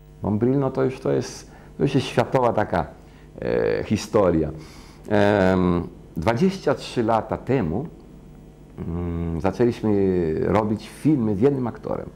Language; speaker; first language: Polish; early bilingual, heritage; Polish